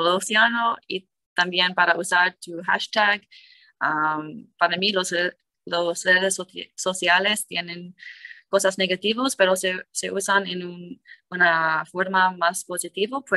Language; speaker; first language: Spanish; non-native, learner; English